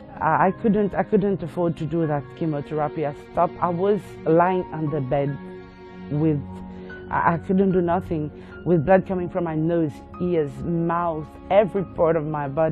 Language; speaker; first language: English; non-native, local second language; Morisyen